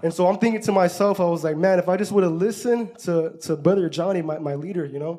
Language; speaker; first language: English; early bilingual, other home language; Spanish